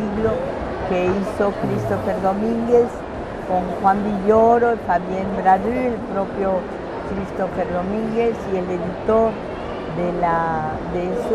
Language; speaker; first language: Spanish; early bilingual, other home language; French